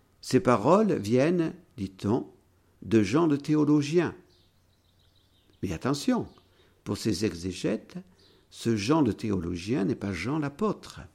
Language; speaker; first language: French; native; French